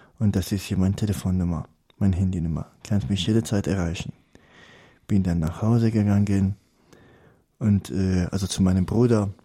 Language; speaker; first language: German; non-native, fluent; Persian